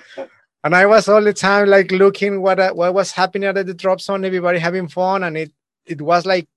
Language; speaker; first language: English; non-native, learner; Spanish